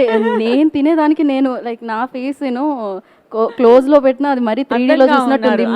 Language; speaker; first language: Telugu; native; Telugu